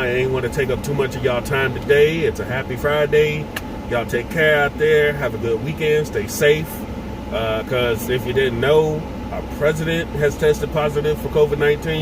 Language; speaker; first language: English; native; English